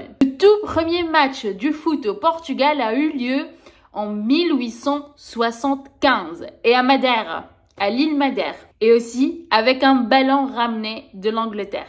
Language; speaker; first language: French; non-native, local second language; Arabic